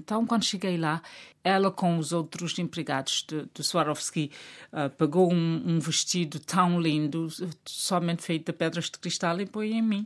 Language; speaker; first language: Portuguese; non-native, local second language; Kabuverdianu